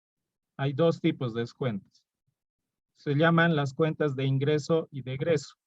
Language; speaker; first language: Spanish; native; Spanish